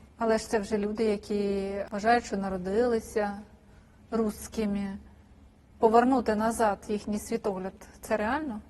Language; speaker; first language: Ukrainian; native; Ukrainian